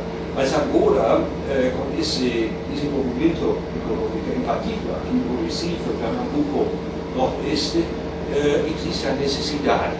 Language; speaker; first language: Portuguese; non-native, fluent; German